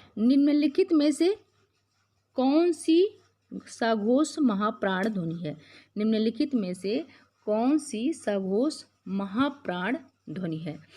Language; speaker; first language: Hindi; native; Hindi